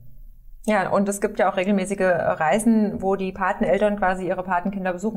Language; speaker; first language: German; native; German